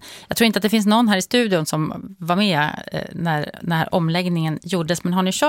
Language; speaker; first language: Swedish; native; Swedish